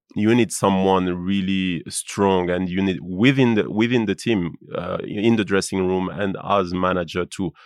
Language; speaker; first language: English; non-native, fluent; French